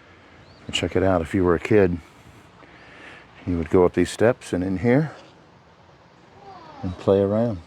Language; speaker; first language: English; native; English